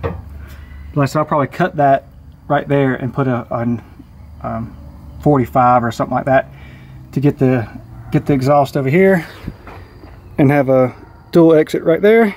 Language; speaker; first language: English; native; English